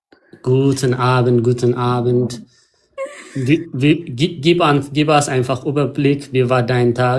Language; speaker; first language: German; non-native, fluent; Amharic